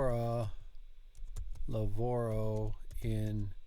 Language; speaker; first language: Italian; non-native, learner; English